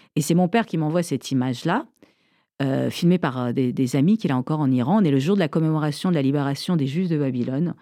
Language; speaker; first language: French; early bilingual, other home language; Persian